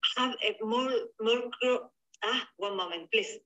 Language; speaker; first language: English; non-native, learner; Spanish